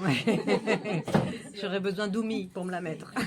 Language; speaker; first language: French; native; French